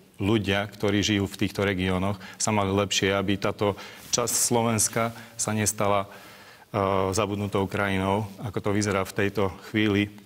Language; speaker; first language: Slovak; non-native, local second language; Hungarian